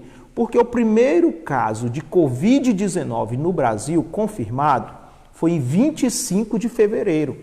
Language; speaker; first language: Portuguese; native; Portuguese